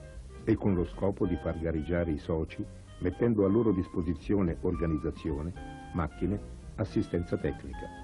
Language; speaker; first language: Italian; native; Italian